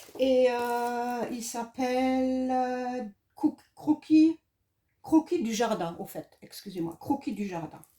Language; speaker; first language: French; non-native, fluent; German